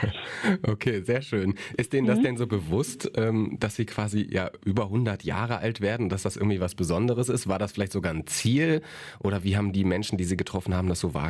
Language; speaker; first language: German; native; German